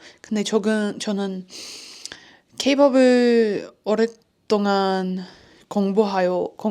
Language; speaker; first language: Korean; non-native, learner; Turkish